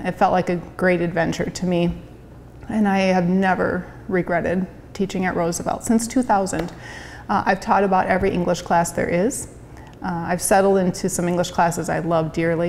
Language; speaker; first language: English; native; English